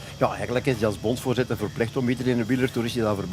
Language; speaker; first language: Dutch; native; Dutch